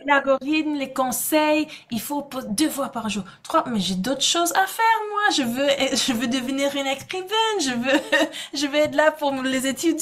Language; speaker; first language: French; non-native, fluent; English